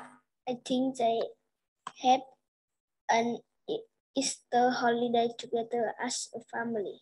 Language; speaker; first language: English; non-native, learner; Vietnamese